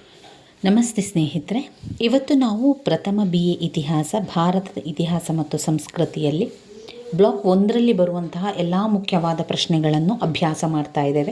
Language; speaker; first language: Kannada; native; Kannada